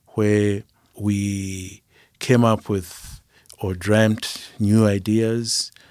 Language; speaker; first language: English; non-native, local second language; Shona